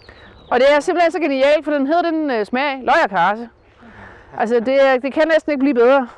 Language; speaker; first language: Danish; native; Danish